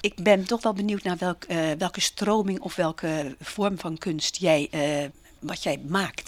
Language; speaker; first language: Dutch; native; Dutch